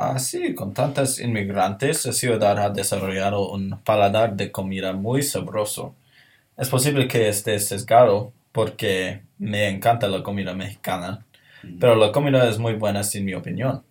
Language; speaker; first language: Spanish; non-native, learner; English